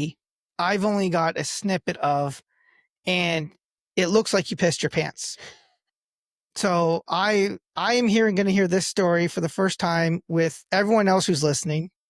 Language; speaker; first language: English; native; English